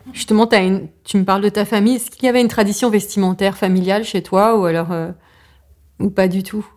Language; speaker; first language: French; native; French